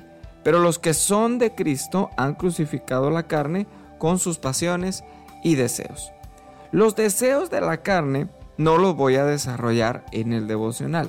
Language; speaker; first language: Spanish; native; Spanish